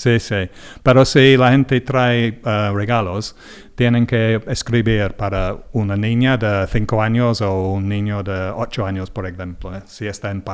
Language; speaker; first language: Spanish; non-native, learner; English